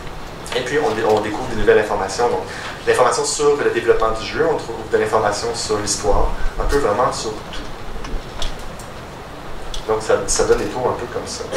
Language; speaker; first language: French; native; French